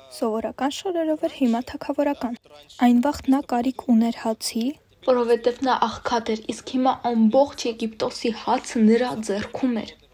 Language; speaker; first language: Armenian; non-native, local second language; Russian